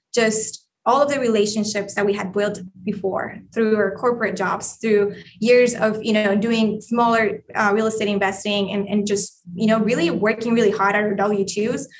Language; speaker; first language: English; non-native, fluent; Spanish